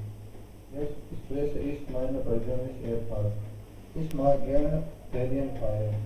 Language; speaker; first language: German; non-native, learner; Hindi